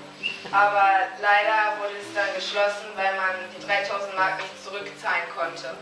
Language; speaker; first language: German; native; German